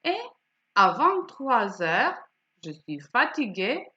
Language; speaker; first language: French; non-native, fluent; Macedonian